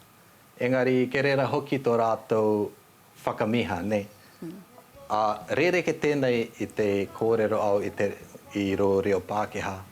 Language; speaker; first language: Māori; non-native, fluent; Nepali